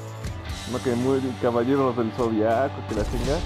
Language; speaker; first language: Spanish; native; Spanish